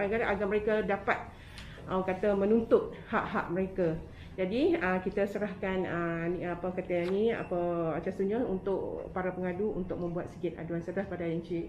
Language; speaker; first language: Malay; native; Malay